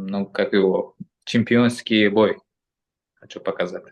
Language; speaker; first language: Russian; non-native, local second language; Uzbek